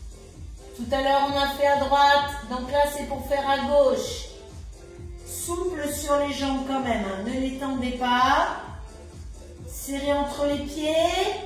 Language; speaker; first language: French; native; French